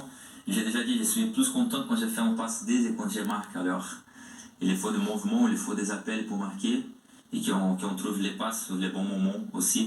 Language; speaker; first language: French; non-native, learner; Portuguese